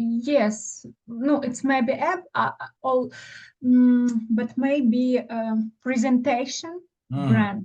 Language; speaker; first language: English; non-native, learner; Ukrainian